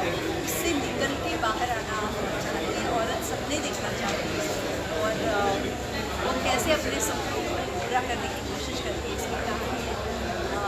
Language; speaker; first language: Hindi; native; Hindi